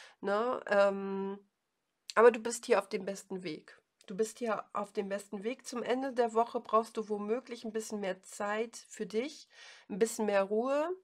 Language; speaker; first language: German; native; German